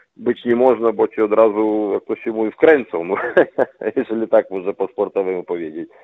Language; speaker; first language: Polish; non-native, fluent; Russian